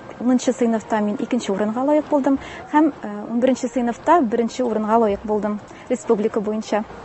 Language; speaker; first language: Tatar; non-native, local second language; Russian